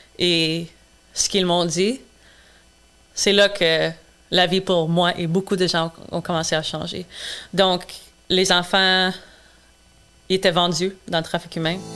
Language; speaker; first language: French; non-native, local second language; English